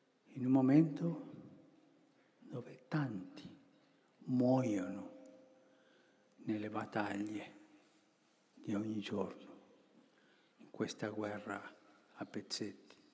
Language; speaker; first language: Italian; early bilingual, heritage; Spanish